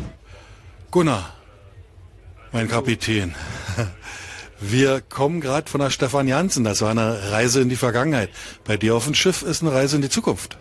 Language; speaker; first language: German; native; German